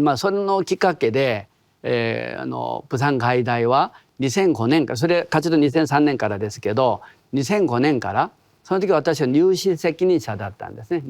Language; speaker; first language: Japanese; non-native, fluent; Korean